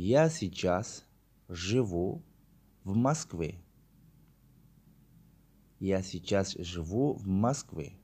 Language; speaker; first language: Russian; non-native, learner; Tajik